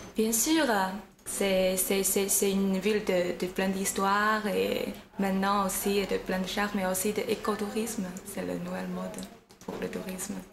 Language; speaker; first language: French; non-native, fluent; Chinese